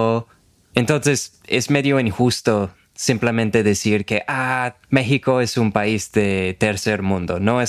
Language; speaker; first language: Spanish; non-native, fluent; English